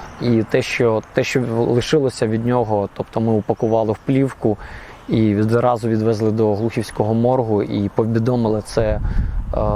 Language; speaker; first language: Ukrainian; native; Ukrainian